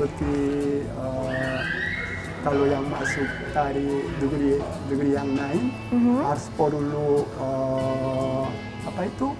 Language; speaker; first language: Indonesian; non-native, learner; Korean